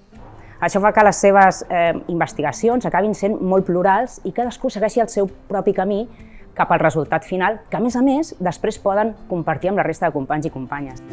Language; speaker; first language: Catalan; native; Catalan